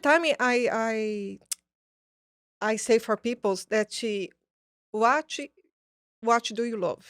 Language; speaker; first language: English; non-native, learner; Portuguese